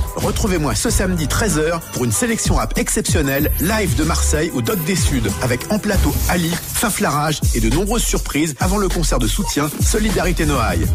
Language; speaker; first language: French; non-native, fluent; English